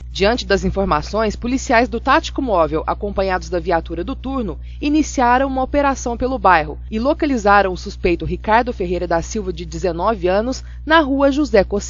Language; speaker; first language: Portuguese; native; Portuguese